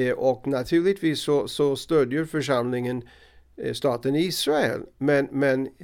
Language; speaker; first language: Swedish; non-native, fluent; English